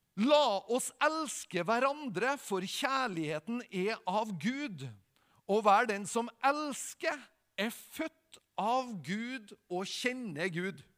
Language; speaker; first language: Norwegian; native; Norwegian